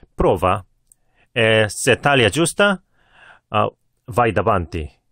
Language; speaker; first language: Italian; non-native, learner; Korean